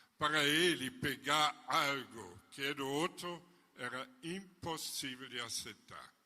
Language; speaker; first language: Portuguese; non-native, fluent; German